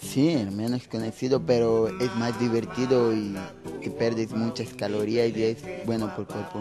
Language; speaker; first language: Spanish; non-native, fluent; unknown